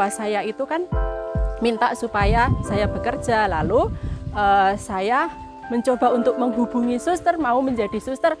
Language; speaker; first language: Indonesian; non-native, local second language; Javanese